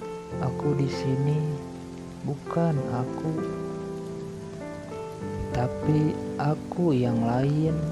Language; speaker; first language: Indonesian; non-native, local second language; Sundanese